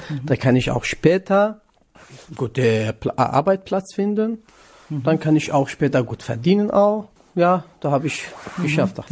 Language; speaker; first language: German; non-native, learner; Kurdish